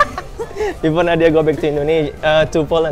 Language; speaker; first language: English; non-native, fluent; Indonesian